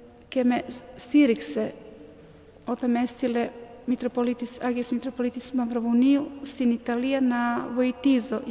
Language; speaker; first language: Greek; non-native, fluent; Serbian